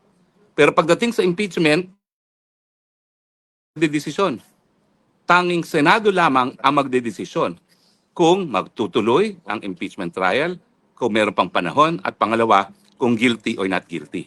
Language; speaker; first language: Filipino; native; Filipino